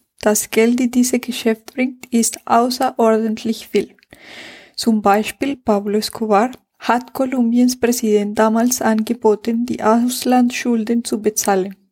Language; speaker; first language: German; non-native, fluent; Spanish